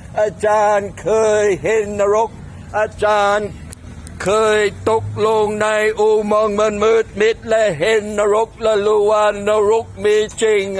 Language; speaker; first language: Thai; non-native, fluent; English